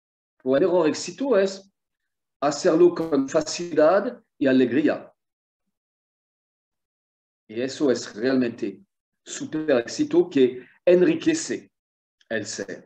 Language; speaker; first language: Spanish; non-native, fluent; French